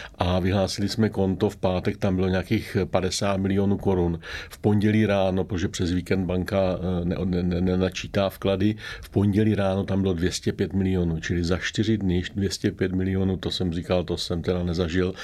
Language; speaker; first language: Czech; native; Czech